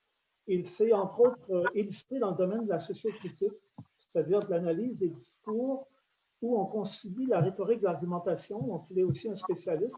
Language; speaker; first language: French; native; French